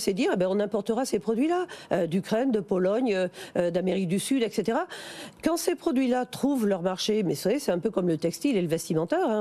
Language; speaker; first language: French; native; French